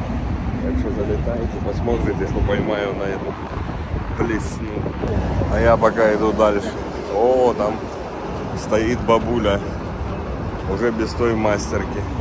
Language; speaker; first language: Russian; native; Russian